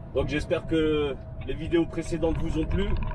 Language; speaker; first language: French; native; French